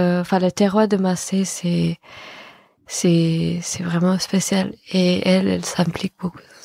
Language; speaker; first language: French; non-native, fluent; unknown